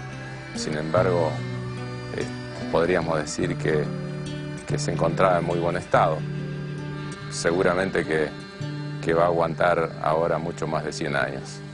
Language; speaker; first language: Spanish; native; Spanish